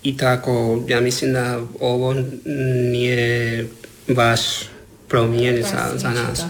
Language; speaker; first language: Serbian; non-native, learner; Spanish